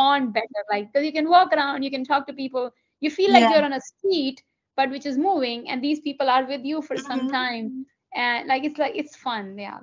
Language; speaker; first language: English; non-native, local second language; Hindi